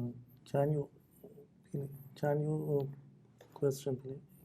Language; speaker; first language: English; non-native, learner; Persian